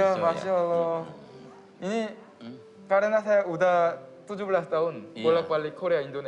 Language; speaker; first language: Indonesian; non-native, fluent; Korean